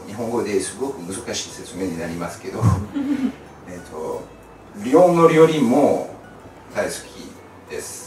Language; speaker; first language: Japanese; non-native, learner; French